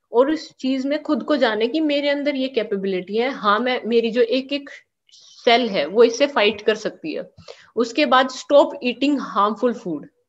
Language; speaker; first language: Hindi; native; Hindi